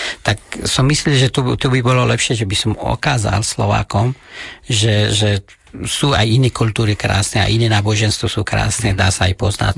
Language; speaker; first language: Slovak; non-native, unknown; Persian